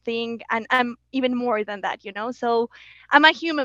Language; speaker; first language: English; non-native, fluent; Spanish